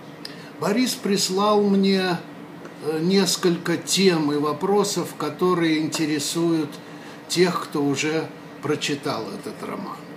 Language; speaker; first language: Russian; native; Russian